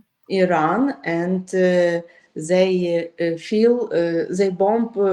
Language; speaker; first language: English; non-native, learner; Ukrainian